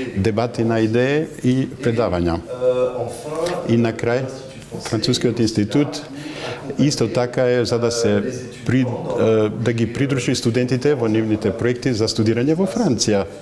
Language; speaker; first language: Macedonian; non-native, fluent; French